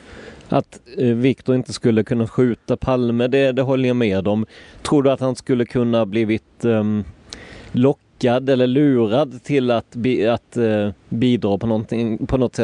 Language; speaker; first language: Swedish; native; Swedish